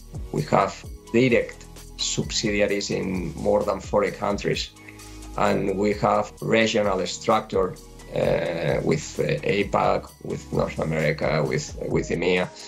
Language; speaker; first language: English; non-native, fluent; Spanish